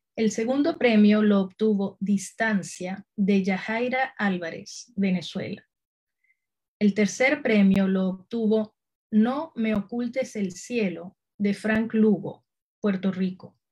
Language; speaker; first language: Spanish; native; Spanish